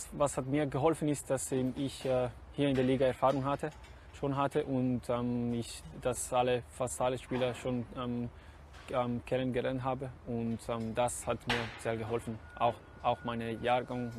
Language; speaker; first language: German; non-native, learner; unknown